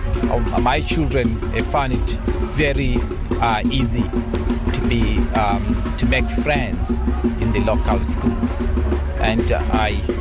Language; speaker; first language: English; non-native, local second language; Shona